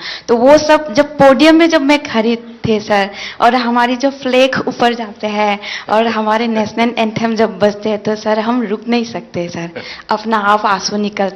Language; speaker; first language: Hindi; non-native, local second language; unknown